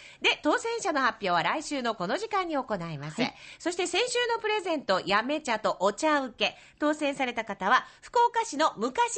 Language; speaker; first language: Japanese; native; Japanese